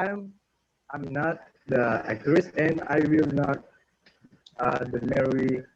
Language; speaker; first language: English; non-native, learner; Indonesian